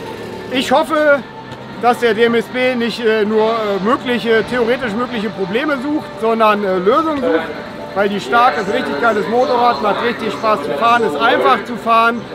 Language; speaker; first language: German; native; German